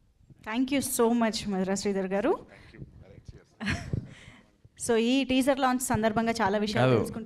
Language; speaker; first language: Telugu; native; Telugu